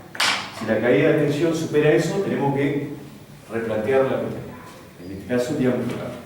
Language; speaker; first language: Spanish; native; Spanish